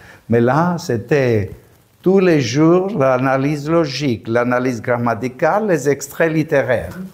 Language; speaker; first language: French; non-native, fluent; Greek